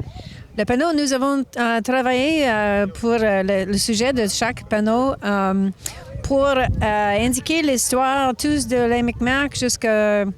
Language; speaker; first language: French; non-native, local second language; English